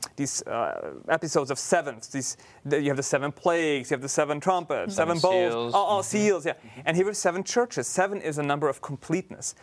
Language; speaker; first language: English; non-native, fluent; German